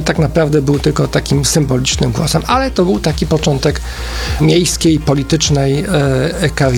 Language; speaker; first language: Polish; native; Polish